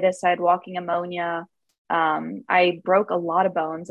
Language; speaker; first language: English; native; English